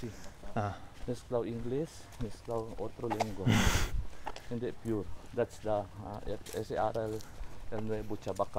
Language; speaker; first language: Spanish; non-native, learner; Chavacano